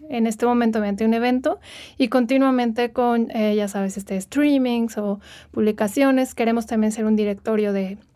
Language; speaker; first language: Spanish; native; Spanish